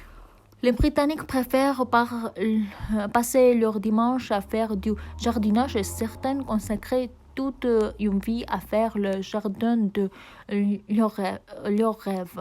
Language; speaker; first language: French; non-native, learner; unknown